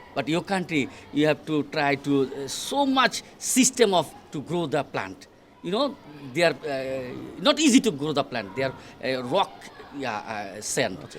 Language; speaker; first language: English; non-native, local second language; Bangla